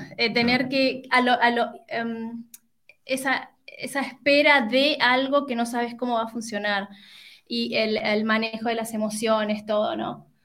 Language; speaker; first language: Spanish; native; Spanish